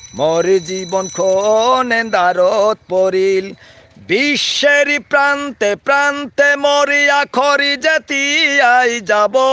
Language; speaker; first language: Assamese; non-native, local second language; Bangla